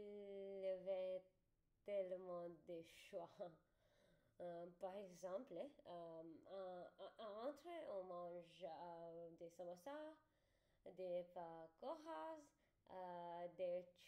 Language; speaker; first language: French; non-native, learner; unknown